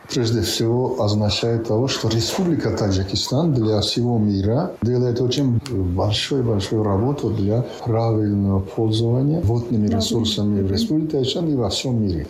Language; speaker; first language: Russian; non-native, local second language; Tajik